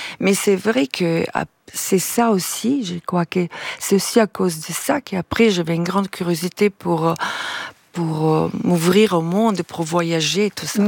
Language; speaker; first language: French; non-native, fluent; Italian